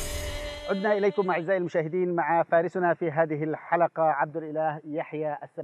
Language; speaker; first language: Arabic; native; Arabic